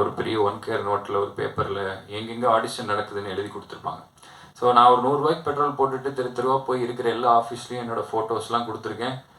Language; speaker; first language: Tamil; native; Tamil